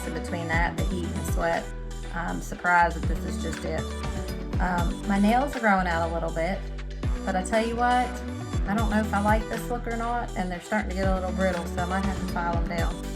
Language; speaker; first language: English; native; English